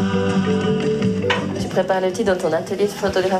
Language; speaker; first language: French; native; French